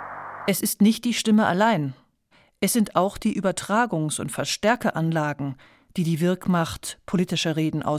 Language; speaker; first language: German; native; German